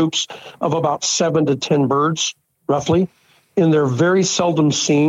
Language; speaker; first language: English; native; English